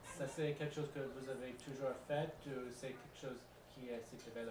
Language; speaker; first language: French; non-native, local second language; English